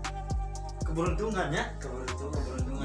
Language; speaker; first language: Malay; non-native, local second language; Sundanese